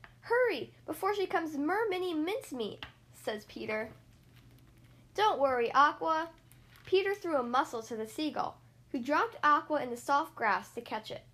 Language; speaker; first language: English; native; English